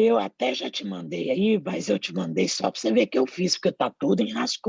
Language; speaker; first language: Portuguese; native; Portuguese